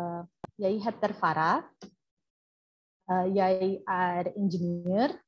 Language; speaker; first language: Norwegian; non-native, fluent; Indonesian